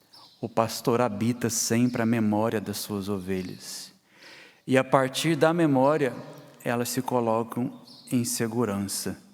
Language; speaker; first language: Portuguese; native; Portuguese